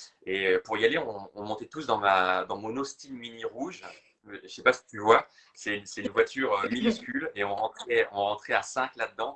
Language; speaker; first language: French; native; French